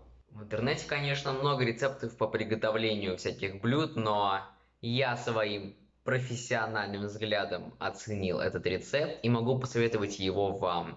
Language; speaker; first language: Russian; native; Russian